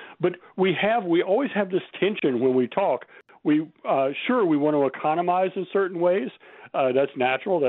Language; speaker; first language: English; native; English